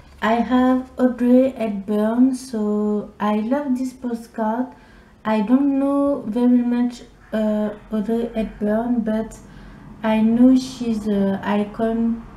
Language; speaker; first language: English; non-native, learner; French